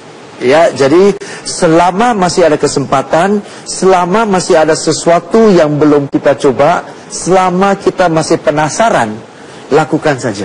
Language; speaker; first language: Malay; non-native, local second language; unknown